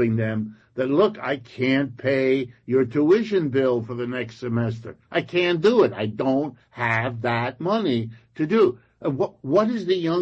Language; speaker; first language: English; non-native, local second language; French